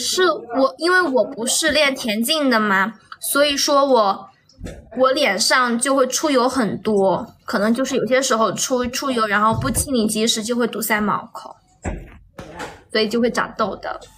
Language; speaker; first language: Chinese; native; Chinese